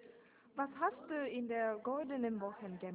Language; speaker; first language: German; non-native, learner; Japanese